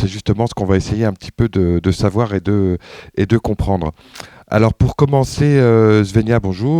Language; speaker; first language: French; native; French